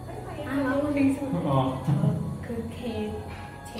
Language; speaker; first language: Korean; non-native, learner; Vietnamese